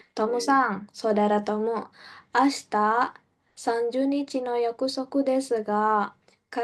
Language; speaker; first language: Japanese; non-native, fluent; Indonesian